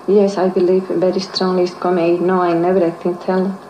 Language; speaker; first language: English; non-native, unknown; Spanish